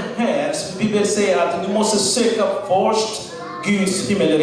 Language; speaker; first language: Swedish; non-native, learner; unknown